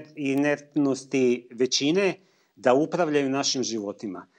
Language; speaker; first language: Croatian; native; Croatian